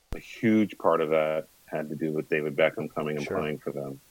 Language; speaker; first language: English; native; English